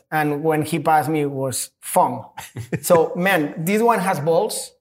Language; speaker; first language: English; non-native, fluent; Spanish